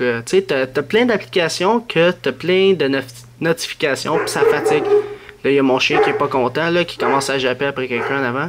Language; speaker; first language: French; native; French